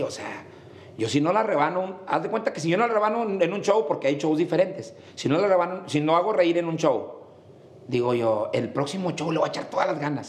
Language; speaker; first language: Spanish; native; Spanish